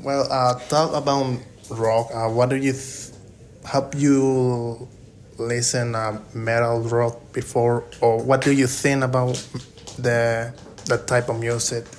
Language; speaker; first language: English; non-native, learner; Spanish